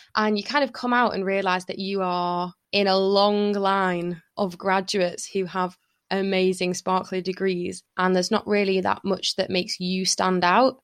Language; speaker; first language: English; native; English